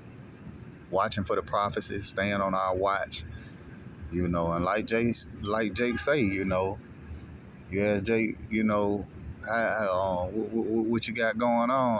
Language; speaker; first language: English; native; English